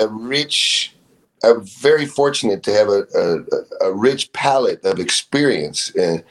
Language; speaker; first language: English; native; English